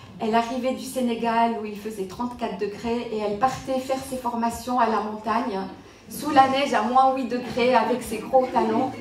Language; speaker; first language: French; non-native, local second language; Arabic